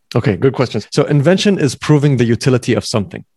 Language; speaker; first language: English; non-native, fluent; Arabic